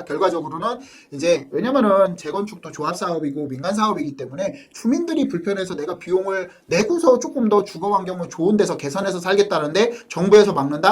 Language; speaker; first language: Korean; native; Korean